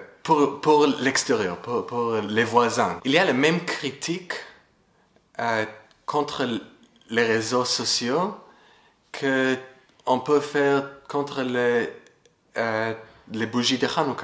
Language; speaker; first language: French; non-native, fluent; English